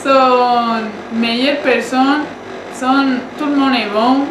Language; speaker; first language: French; non-native, learner; Spanish